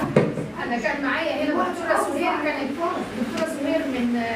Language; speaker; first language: Arabic; native; Arabic